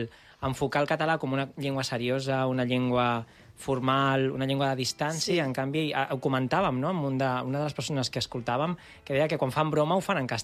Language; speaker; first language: Catalan; native; Catalan